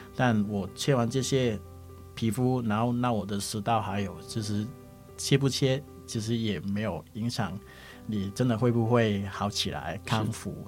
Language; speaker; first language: Chinese; non-native, local second language; Cantonese